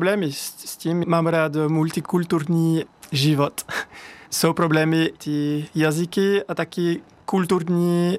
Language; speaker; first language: Czech; non-native, fluent; French